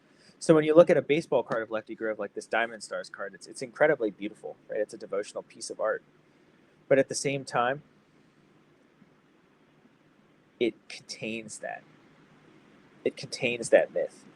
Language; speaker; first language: English; native; English